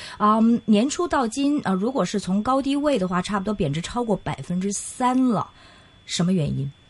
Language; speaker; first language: Chinese; non-native, local second language; Cantonese